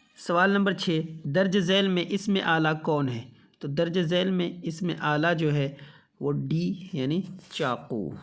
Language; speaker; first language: Urdu; native; Urdu